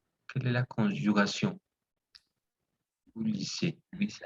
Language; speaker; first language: French; non-native, fluent; Spanish